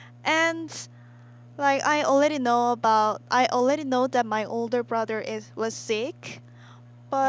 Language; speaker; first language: English; non-native, learner; Korean